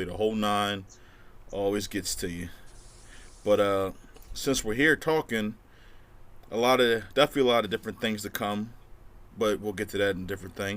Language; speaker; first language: English; native; English